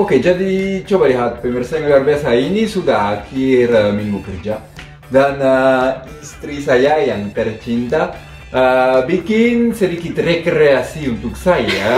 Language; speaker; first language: Indonesian; non-native, fluent; French